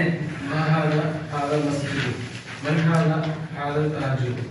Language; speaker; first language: Arabic; non-native, learner; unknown